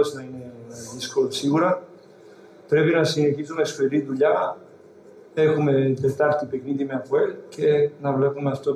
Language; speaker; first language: Greek; non-native, learner; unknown